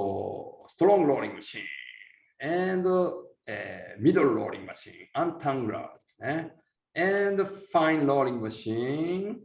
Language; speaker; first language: English; non-native, learner; Japanese